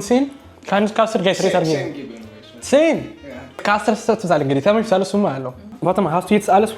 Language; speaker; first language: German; early bilingual, other home language; Amharic